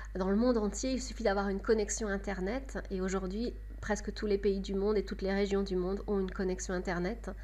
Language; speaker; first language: French; native; French